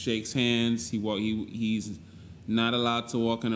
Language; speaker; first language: English; native; English